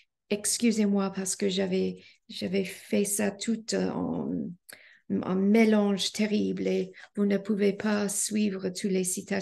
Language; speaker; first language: French; non-native, fluent; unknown